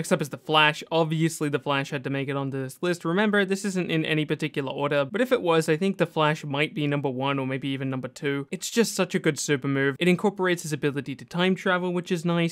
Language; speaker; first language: English; native; English